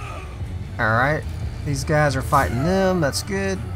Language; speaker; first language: English; native; English